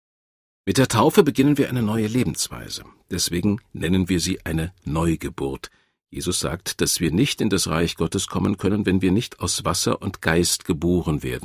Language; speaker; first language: German; native; German